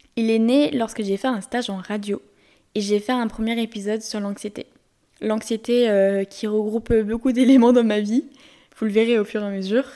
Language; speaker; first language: French; native; French